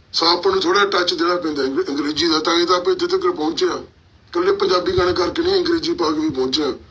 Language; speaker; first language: Punjabi; early bilingual, heritage; Punjabi